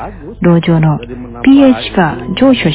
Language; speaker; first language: Japanese; non-native, fluent; Indonesian